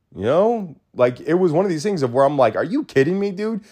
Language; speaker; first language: English; native; English